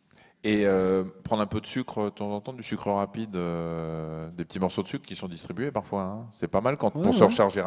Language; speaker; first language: French; native; French